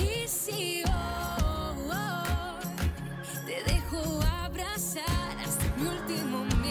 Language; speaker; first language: Spanish; native; Spanish